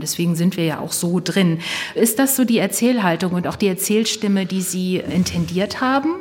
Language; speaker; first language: German; native; German